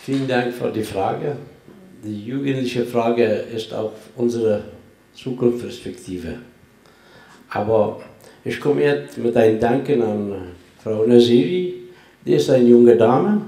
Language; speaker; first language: German; non-native, fluent; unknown